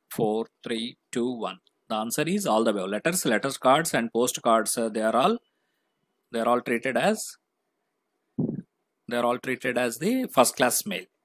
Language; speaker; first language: English; non-native, local second language; Telugu